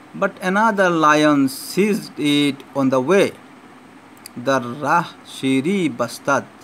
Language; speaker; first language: English; non-native, local second language; Sylheti